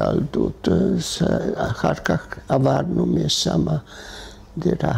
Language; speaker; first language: Hebrew; non-native, fluent; Hungarian